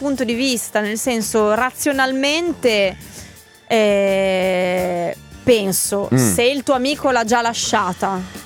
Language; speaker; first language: Italian; native; Italian